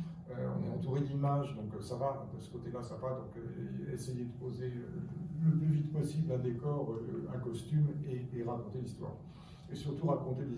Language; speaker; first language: French; native; French